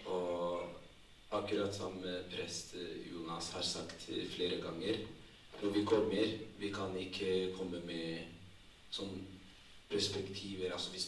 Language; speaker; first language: Norwegian; non-native, fluent; Tigrinya